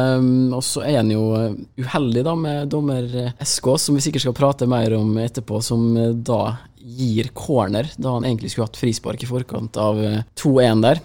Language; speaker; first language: Norwegian; native; Norwegian